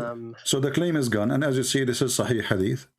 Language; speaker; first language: English; non-native, fluent; Arabic